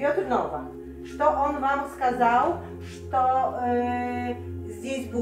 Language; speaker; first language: Russian; non-native, learner; Polish